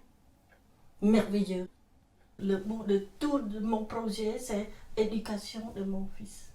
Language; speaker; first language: French; non-native, fluent; Khmer